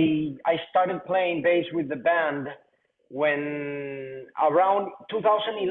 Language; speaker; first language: English; non-native, fluent; Spanish